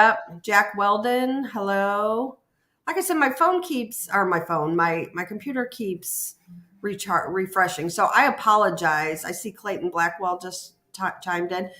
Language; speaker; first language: English; native; English